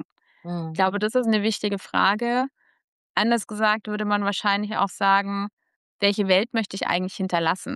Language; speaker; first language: German; native; German